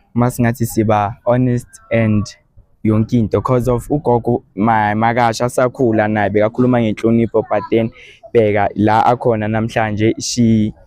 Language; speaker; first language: Zulu; native; Zulu